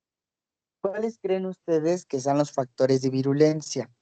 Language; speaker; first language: Spanish; native; Spanish